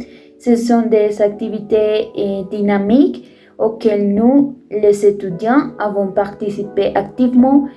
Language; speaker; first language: French; non-native, fluent; Spanish